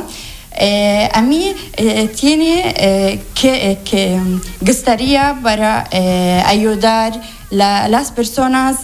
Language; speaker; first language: Spanish; non-native, learner; Arabic